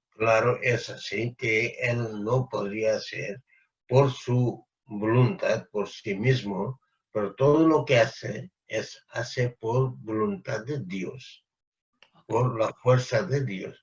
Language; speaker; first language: Spanish; non-native, fluent; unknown